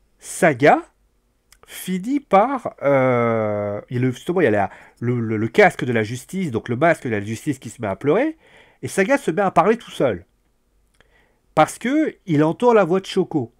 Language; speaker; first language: French; native; French